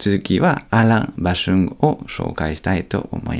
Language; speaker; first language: Japanese; non-native, fluent; French